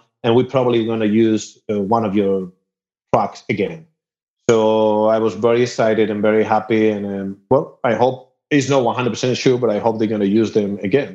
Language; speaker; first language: English; non-native, fluent; Spanish